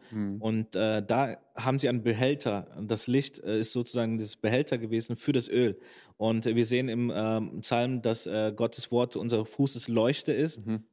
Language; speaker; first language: German; native; German